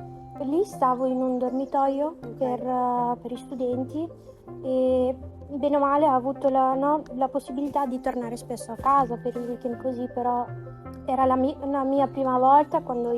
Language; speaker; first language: Italian; non-native, fluent; Macedonian